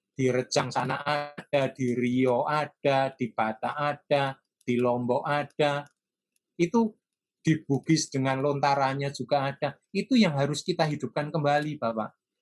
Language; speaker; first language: Indonesian; non-native, local second language; Javanese